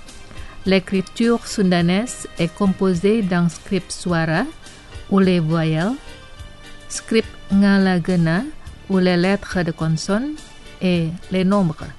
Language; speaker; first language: French; non-native, fluent; Indonesian